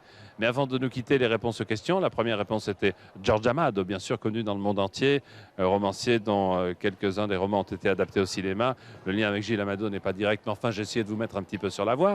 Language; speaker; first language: French; native; French